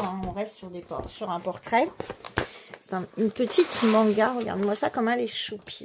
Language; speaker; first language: French; native; French